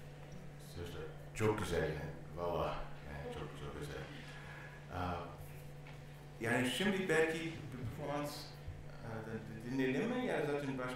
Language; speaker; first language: Turkish; non-native, learner; English